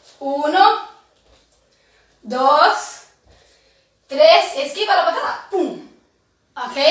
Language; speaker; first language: Spanish; non-native, fluent; Portuguese